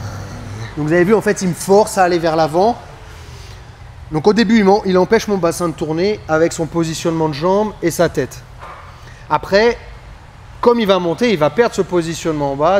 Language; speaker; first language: French; native; French